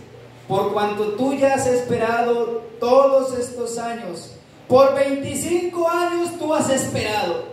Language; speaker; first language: Spanish; native; Spanish